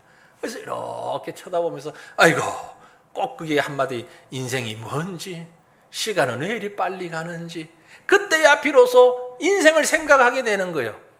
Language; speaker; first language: Korean; native; Korean